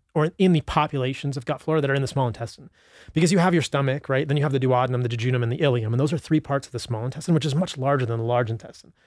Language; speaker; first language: English; native; English